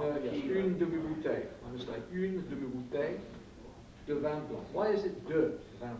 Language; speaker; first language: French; non-native, fluent; English